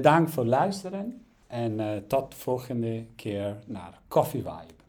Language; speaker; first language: Dutch; non-native, learner; Italian